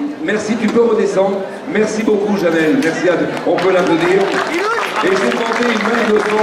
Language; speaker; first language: French; native; French